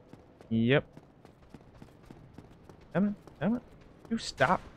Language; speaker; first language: English; native; English